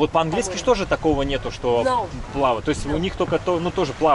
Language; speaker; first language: Russian; native; Russian